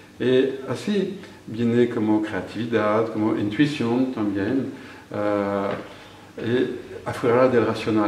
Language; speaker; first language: Spanish; non-native, fluent; French